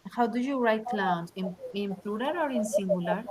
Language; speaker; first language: English; non-native, learner; Spanish